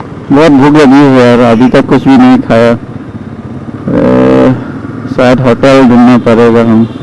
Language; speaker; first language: Hindi; non-native, local second language; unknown